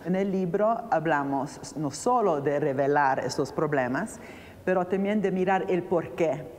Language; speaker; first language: Spanish; non-native, fluent; Italian